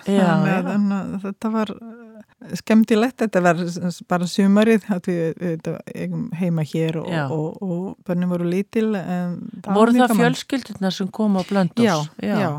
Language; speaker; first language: Icelandic; non-native, fluent; Croatian